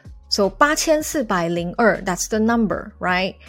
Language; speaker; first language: English; non-native, fluent; Chinese